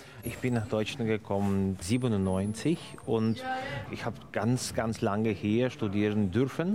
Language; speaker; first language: German; non-native, fluent; Ukrainian